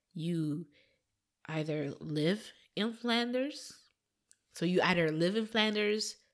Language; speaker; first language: English; non-native, fluent; Dutch